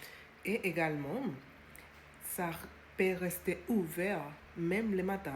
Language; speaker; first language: French; non-native, learner; Spanish